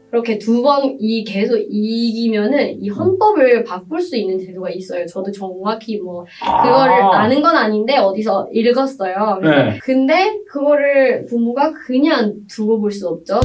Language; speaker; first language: Korean; non-native, fluent; Burmese